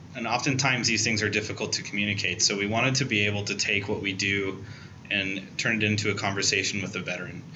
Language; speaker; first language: English; native; English